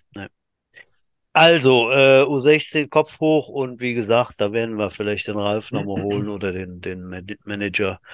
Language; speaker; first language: German; native; German